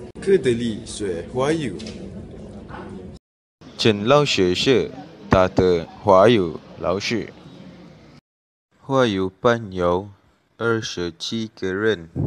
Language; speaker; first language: Chinese; non-native, learner; Malay